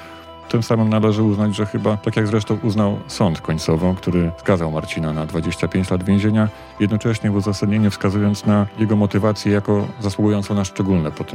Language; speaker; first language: Polish; native; Polish